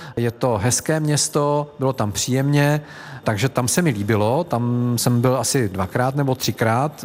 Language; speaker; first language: Czech; native; Czech